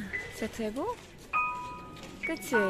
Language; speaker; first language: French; non-native, learner; Korean